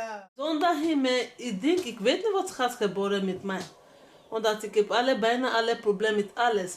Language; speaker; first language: Dutch; non-native, learner; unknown